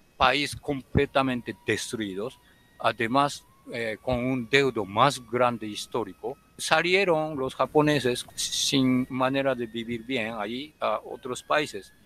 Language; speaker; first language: Spanish; non-native, fluent; Japanese